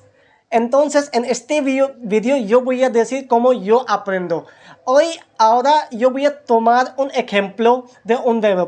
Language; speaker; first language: Spanish; non-native, learner; Hindi